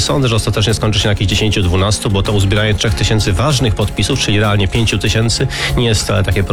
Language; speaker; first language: Polish; native; Polish